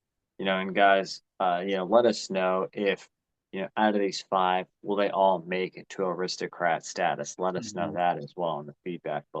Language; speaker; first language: English; native; English